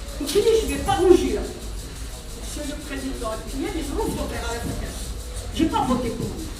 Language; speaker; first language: French; non-native, local second language; Kabyle